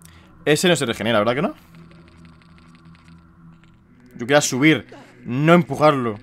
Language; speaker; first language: Spanish; native; Spanish